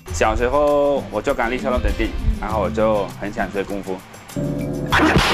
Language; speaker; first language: Chinese; non-native, fluent; Spanish